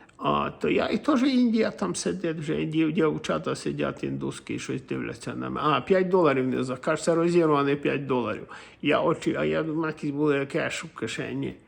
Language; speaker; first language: Ukrainian; native; Ukrainian